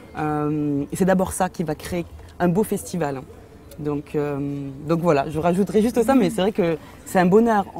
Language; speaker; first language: French; early bilingual, other home language; Arabic